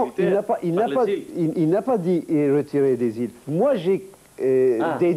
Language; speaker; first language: French; non-native, fluent; Turkish